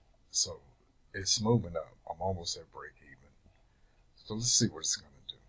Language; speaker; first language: English; native; English